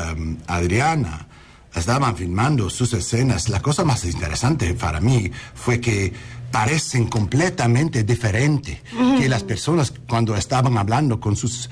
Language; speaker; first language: Spanish; early bilingual, heritage; English